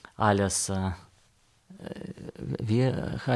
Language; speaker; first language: German; non-native, learner; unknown